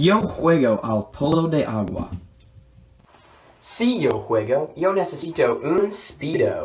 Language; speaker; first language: Spanish; non-native, learner; English